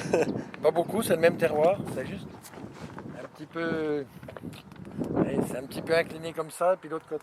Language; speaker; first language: French; native; French